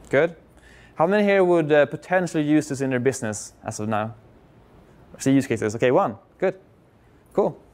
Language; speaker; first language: English; non-native, fluent; Swedish